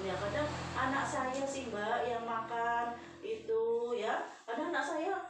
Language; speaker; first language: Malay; non-native, local second language; Javanese